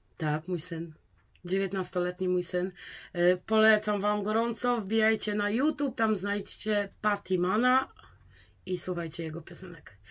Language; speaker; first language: Polish; native; Polish